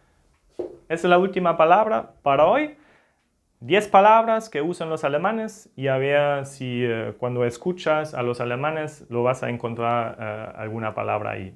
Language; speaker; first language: Spanish; non-native, fluent; German